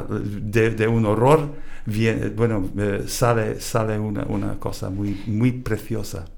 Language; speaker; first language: Spanish; non-native, fluent; English